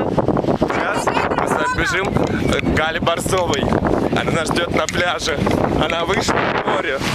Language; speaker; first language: Russian; native; Russian